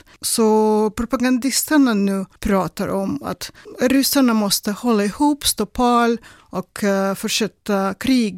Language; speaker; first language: Swedish; non-native, fluent; Russian